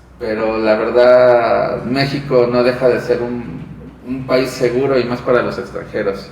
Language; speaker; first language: Spanish; native; Spanish